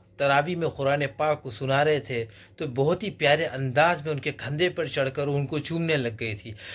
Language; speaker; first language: Urdu; native; Urdu